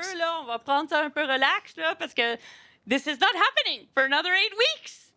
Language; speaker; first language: French; non-native, local second language; English